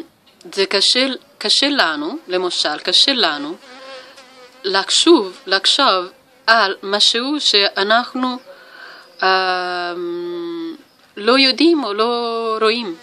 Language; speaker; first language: Hebrew; non-native, learner; Italian